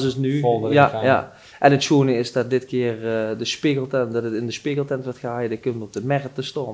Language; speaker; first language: Dutch; native; Dutch